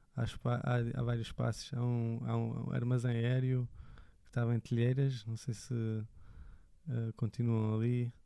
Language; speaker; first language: Portuguese; early bilingual, other home language; French